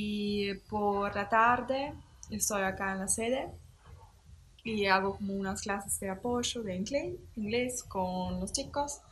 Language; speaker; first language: Spanish; non-native, fluent; German